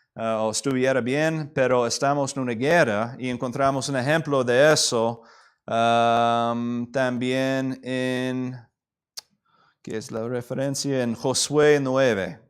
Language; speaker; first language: Spanish; non-native, fluent; English